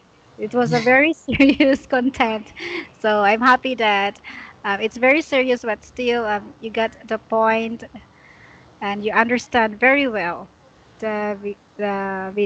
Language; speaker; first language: English; non-native, fluent; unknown